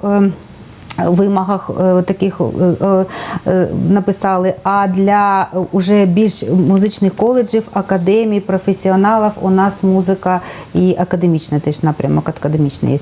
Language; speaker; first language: Ukrainian; native; Ukrainian